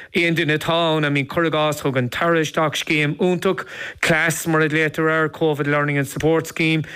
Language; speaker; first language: Irish; non-native, local second language; English